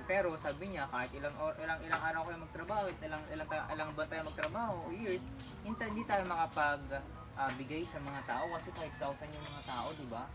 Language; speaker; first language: Filipino; non-native, local second language; Iloko